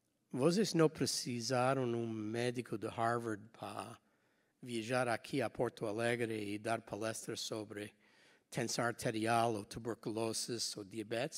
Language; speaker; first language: Portuguese; non-native, fluent; English